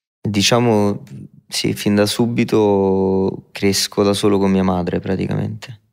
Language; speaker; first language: Italian; native; Italian